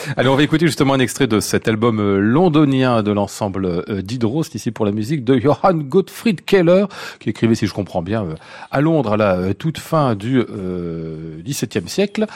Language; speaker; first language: French; native; French